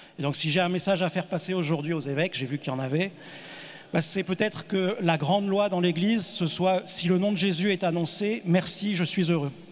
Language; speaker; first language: French; native; French